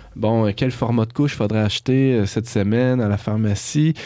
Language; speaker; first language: French; native; French